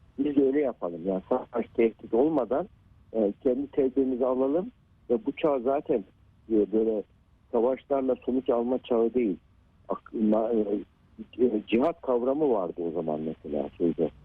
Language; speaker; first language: Turkish; native; Turkish